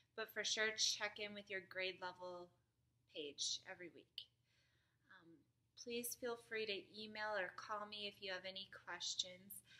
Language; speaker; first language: English; native; English